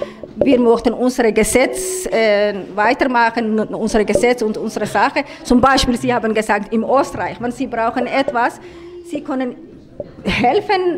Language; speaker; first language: German; non-native, learner; Somali